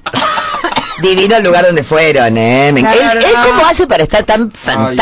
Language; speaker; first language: Spanish; native; Spanish